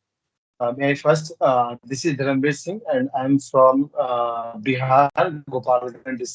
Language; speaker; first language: English; non-native, learner; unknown